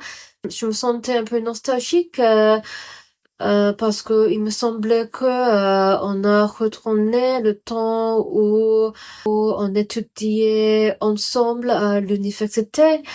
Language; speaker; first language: French; non-native, learner; Cantonese